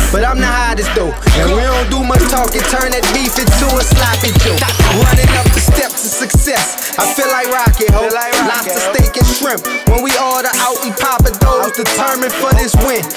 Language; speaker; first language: English; native; English